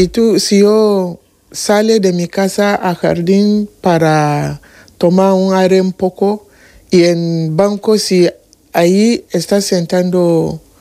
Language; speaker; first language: Spanish; non-native, learner; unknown